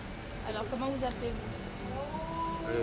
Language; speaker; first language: French; native; French